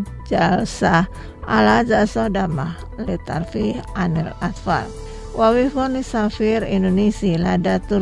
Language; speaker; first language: Arabic; non-native, fluent; Indonesian